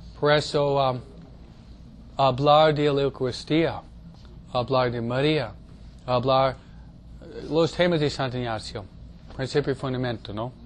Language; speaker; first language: Spanish; non-native, fluent; English